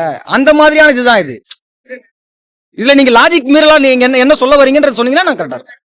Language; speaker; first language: Tamil; native; Tamil